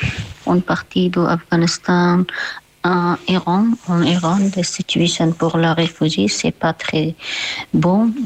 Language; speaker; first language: French; non-native, learner; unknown